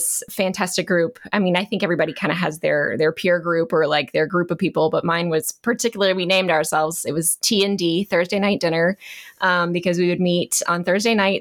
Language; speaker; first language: English; native; English